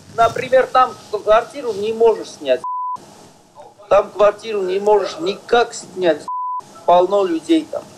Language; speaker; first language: Russian; non-native, fluent; Armenian